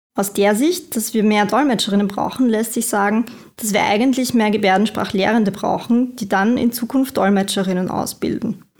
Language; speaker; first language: German; native; German